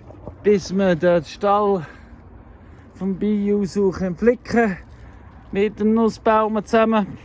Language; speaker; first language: German; native; German